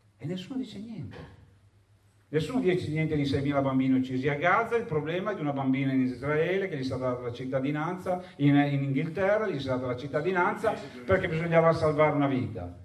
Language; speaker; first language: Italian; native; Italian